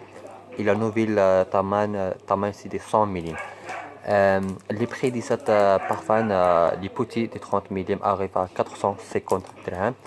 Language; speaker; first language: French; non-native, learner; Arabic